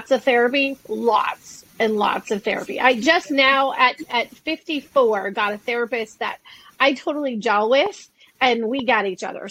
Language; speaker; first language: English; native; English